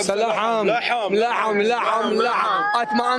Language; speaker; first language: Filipino; non-native, learner; Arabic